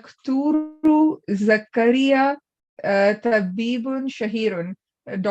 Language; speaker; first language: Arabic; non-native, learner; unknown